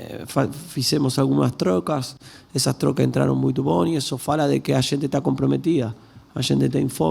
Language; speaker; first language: Portuguese; non-native, learner; Spanish